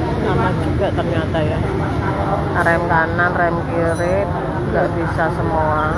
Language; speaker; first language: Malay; non-native, local second language; Javanese